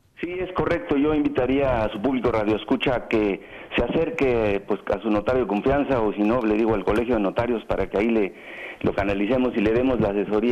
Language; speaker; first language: Spanish; native; Spanish